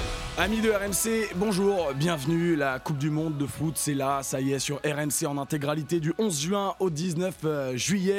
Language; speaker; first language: French; native; French